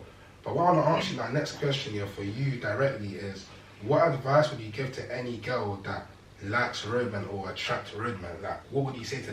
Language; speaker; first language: English; native; English